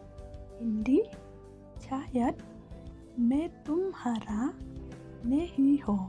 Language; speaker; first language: Hindi; non-native, local second language; Khasi